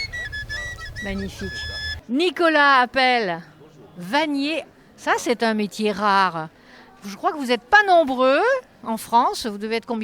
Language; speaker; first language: French; native; French